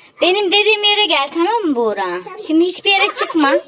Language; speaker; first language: Turkish; native; Turkish